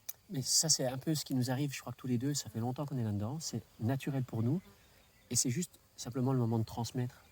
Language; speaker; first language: French; native; French